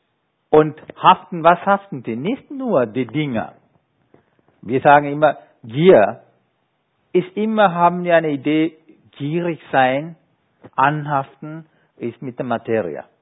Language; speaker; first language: German; non-native, fluent; Sinhala